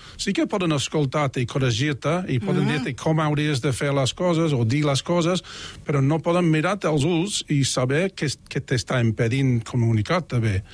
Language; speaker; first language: Catalan; non-native, fluent; English